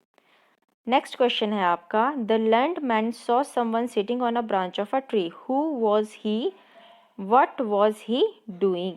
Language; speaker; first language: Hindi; non-native, local second language; Punjabi